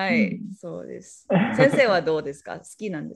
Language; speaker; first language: Japanese; non-native, learner; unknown